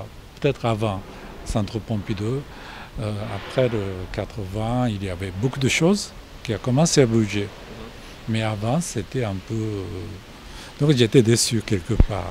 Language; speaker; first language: French; non-native, fluent; Japanese